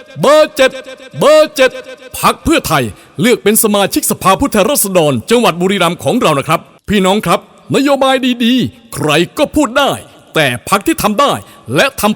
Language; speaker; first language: Thai; native; Thai